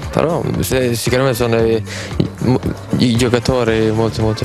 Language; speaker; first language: Italian; non-native, learner; Swedish